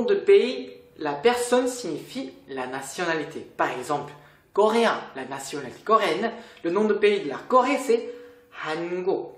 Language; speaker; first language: French; non-native, fluent; Korean